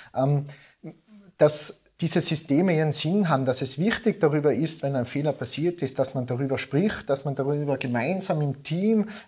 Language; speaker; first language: German; native; German